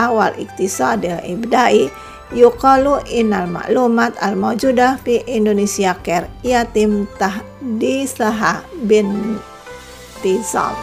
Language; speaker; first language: Arabic; non-native, fluent; Indonesian